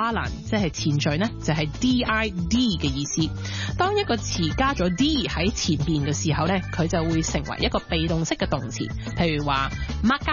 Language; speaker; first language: Cantonese; early bilingual, heritage; Cantonese